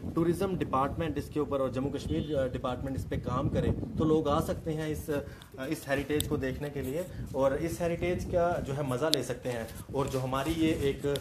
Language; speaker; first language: Hindi; native; Hindi